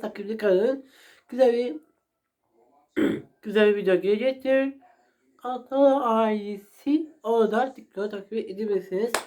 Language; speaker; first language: Turkish; non-native, learner; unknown